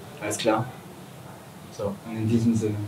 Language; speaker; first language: German; native; German